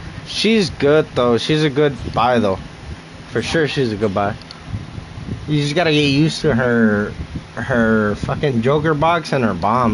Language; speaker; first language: English; early bilingual, other home language; Spanish